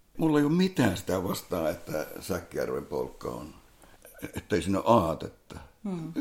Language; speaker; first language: Finnish; non-native, local second language; Swedish